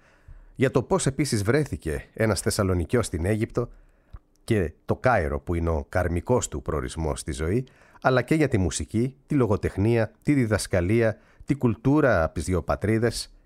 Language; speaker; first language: Greek; native; Greek